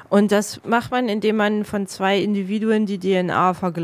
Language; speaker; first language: German; native; German